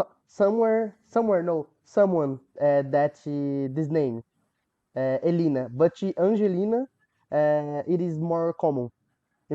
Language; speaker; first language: English; non-native, learner; Portuguese